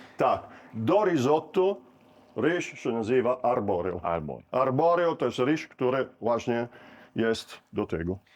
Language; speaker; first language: Polish; non-native, learner; Italian